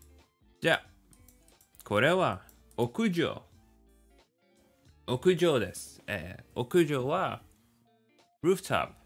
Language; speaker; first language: Japanese; non-native, learner; English